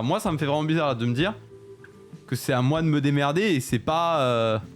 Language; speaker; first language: French; native; French